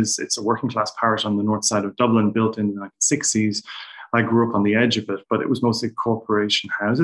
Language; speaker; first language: English; native; English